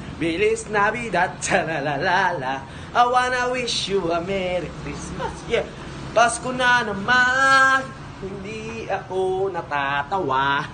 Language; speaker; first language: Filipino; non-native, local second language; Pampanga